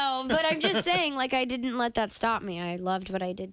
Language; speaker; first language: English; native; English